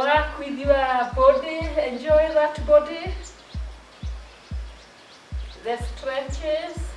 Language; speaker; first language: English; non-native, local second language; Swahili